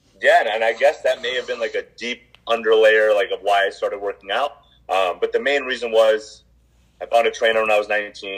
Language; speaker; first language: English; native; English